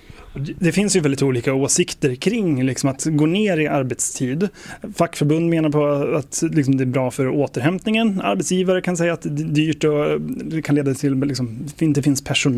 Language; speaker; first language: Swedish; native; Swedish